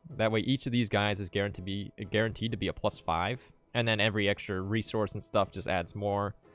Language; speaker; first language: English; native; English